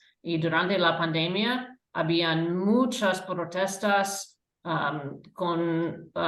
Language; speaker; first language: Spanish; non-native, fluent; English